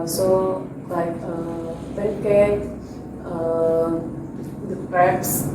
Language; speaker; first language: English; non-native, learner; Indonesian